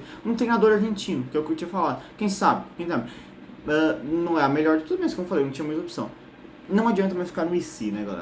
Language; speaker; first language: Portuguese; native; Portuguese